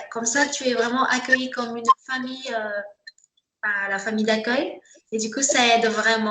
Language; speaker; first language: French; non-native, local second language; Malagasy